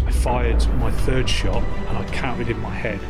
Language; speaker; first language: English; native; English